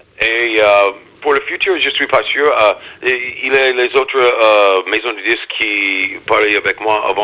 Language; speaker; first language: French; non-native, learner; English